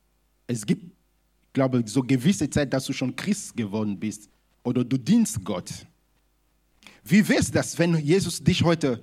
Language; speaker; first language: German; non-native, fluent; Lingala